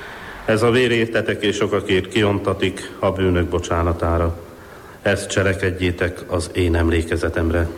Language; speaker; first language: Hungarian; native; Hungarian